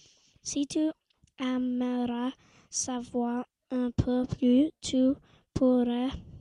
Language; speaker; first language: French; non-native, learner; English